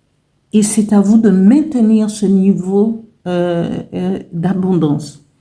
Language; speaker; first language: French; native; French